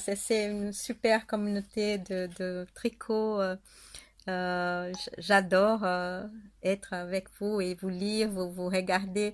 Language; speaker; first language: French; non-native, fluent; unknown